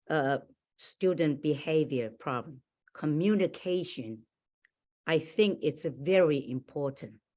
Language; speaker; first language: English; non-native, learner; Chinese